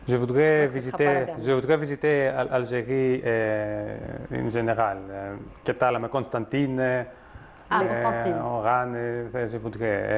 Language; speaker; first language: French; non-native, learner; Greek